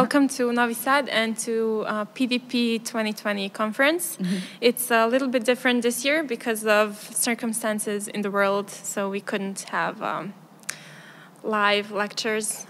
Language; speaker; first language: English; non-native, fluent; Serbian